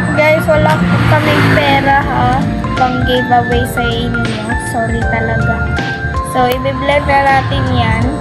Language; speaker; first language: Filipino; non-native, local second language; Cebuano